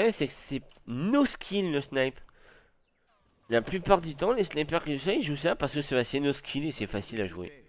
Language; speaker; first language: French; native; French